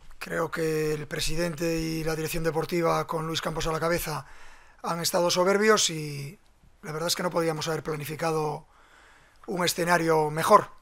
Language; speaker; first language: Spanish; native; Spanish